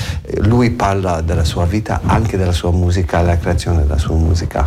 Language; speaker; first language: Italian; non-native, learner; English